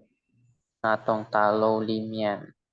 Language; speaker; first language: Chinese; non-native, learner; Indonesian